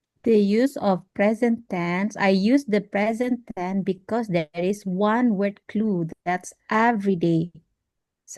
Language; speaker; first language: English; non-native, learner; Indonesian